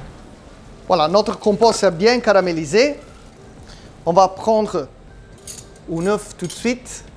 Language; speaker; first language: French; non-native, learner; Italian